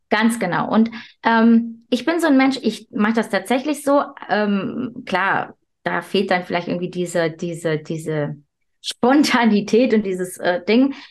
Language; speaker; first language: German; early bilingual, other home language; Turkish